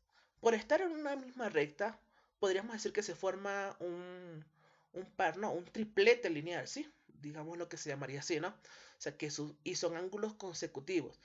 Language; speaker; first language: Spanish; native; Spanish